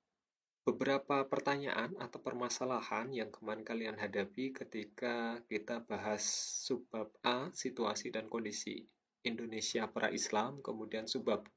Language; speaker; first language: Indonesian; native; Indonesian